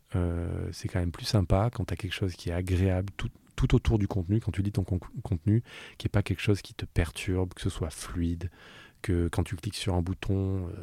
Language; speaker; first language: French; native; French